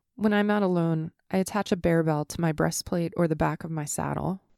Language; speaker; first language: English; native; English